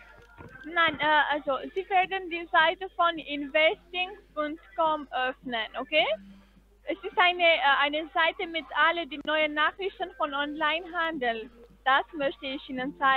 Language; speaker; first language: German; non-native, fluent; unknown